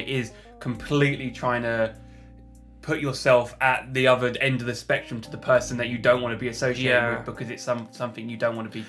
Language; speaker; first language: English; native; English